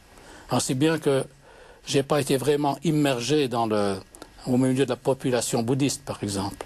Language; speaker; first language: French; native; French